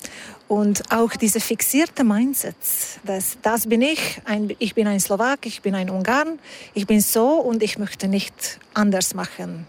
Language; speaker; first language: German; non-native, fluent; Hungarian